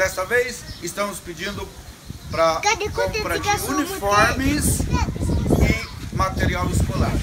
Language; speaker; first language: Portuguese; native; Portuguese